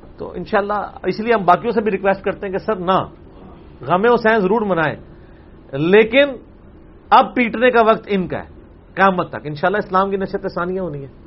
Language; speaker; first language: Urdu; native; Urdu